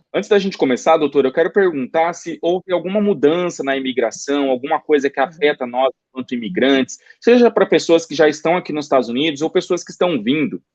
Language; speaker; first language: Portuguese; native; Portuguese